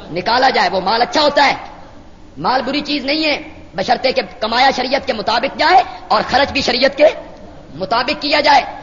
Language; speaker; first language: Urdu; non-native, local second language; Punjabi